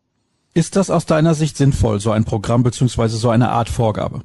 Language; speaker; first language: German; native; German